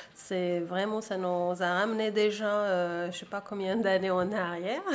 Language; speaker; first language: French; non-native, local second language; Arabic